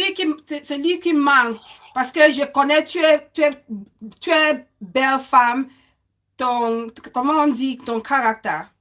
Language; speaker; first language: French; non-native, learner; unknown